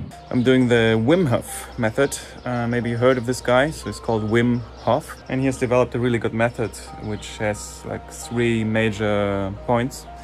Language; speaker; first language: English; non-native, fluent; German